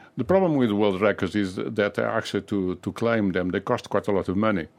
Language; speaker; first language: English; non-native, fluent; Portuguese